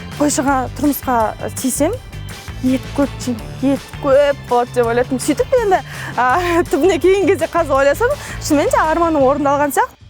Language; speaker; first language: Kazakh; non-native, local second language; Russian